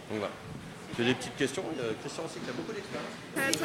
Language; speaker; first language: French; native; French